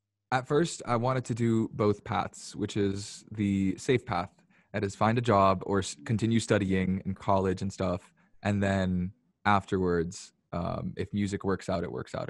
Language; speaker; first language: English; early bilingual, other home language; Arabic